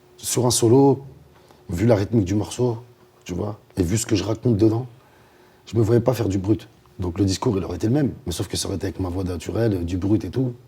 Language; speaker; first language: French; native; French